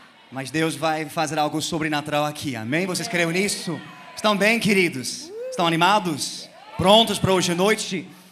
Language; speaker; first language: Portuguese; non-native, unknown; English